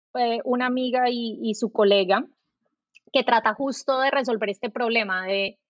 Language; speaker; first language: Spanish; native; Spanish